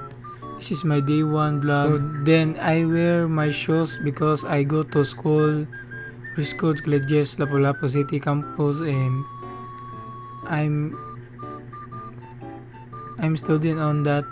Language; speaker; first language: English; non-native, learner; Cebuano